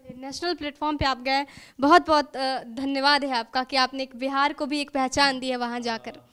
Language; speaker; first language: Hindi; native; Hindi